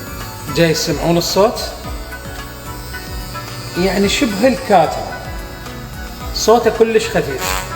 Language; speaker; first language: Arabic; native; Arabic